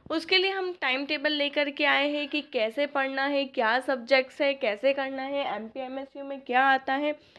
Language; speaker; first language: Hindi; native; Hindi